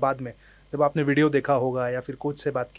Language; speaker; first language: Hindi; native; Hindi